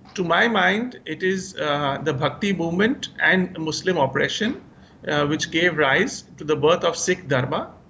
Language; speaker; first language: English; early bilingual, other home language; Hindi